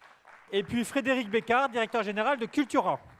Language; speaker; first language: French; native; French